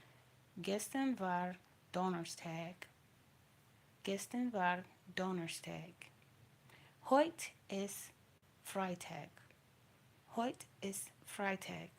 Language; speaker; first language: German; non-native, learner; English